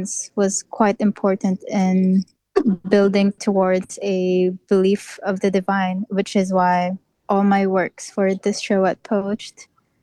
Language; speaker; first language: English; non-native, local second language; Filipino